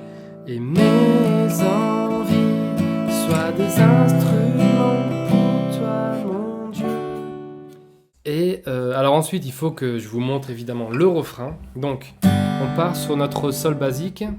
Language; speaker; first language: French; native; French